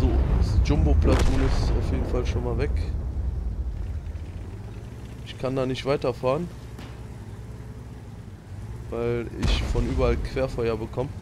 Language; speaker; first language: German; native; German